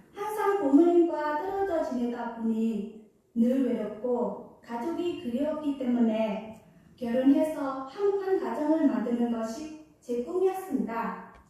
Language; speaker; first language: Korean; non-native, fluent; Khmer